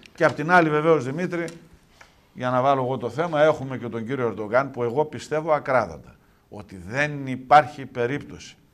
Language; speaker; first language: Greek; native; Greek